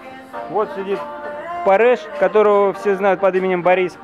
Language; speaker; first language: Russian; native; Russian